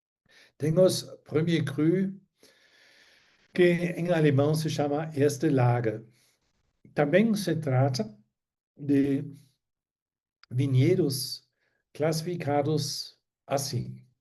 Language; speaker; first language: Portuguese; non-native, fluent; German